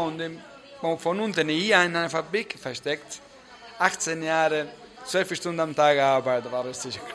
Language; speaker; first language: German; early bilingual, other home language; Italian